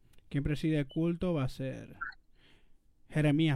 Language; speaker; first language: Spanish; early bilingual, heritage; Spanish